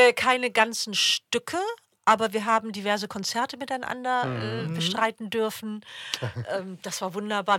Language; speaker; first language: German; native; German